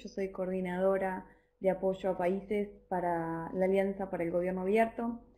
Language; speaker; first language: Spanish; native; Spanish